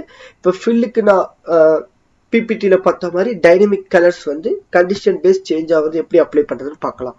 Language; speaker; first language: Tamil; native; Tamil